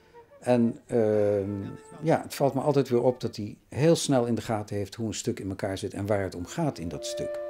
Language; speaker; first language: Dutch; native; Dutch